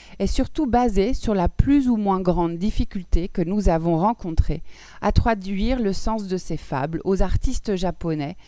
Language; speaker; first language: French; native; French